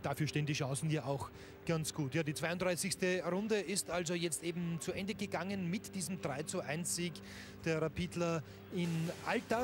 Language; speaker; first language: German; native; German